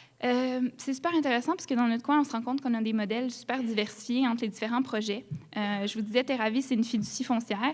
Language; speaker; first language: French; native; French